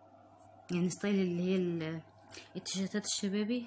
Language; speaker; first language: Arabic; native; Arabic